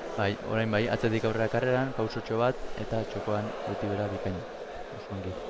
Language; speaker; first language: Basque; native; Basque